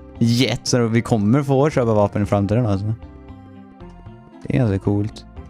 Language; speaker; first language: Swedish; native; Swedish